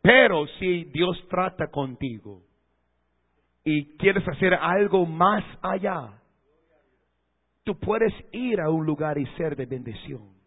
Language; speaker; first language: Spanish; non-native, fluent; English